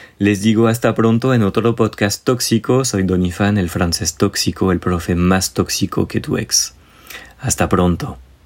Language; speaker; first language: Spanish; non-native, fluent; French